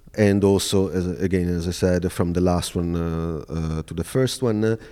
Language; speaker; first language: English; non-native, fluent; Italian